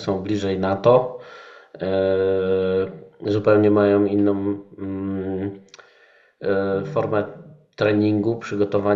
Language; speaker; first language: Polish; native; Polish